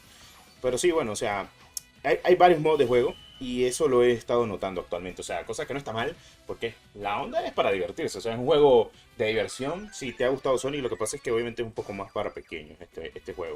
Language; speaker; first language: Spanish; native; Spanish